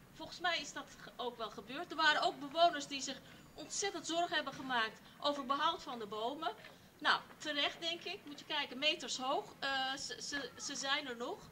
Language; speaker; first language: Dutch; early bilingual, other home language; Turkish